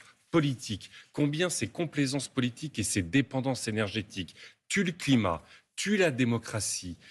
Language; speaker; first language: French; native; French